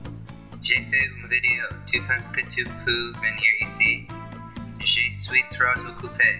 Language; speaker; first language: French; non-native, learner; English